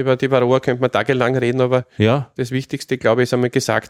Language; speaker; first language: German; native; German